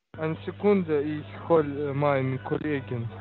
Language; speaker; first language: German; non-native, learner; Russian